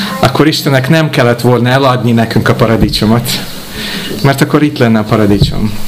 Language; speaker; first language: Hungarian; non-native, fluent; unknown